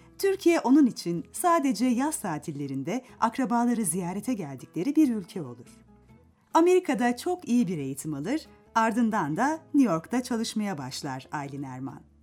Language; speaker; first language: Turkish; native; Turkish